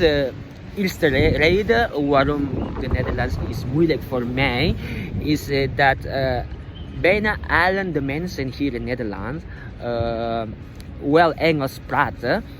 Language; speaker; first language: Dutch; non-native, learner; Indonesian